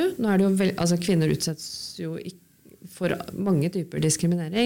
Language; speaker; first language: Norwegian; native; Norwegian